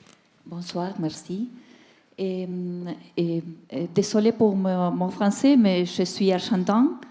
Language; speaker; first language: French; non-native, learner; Spanish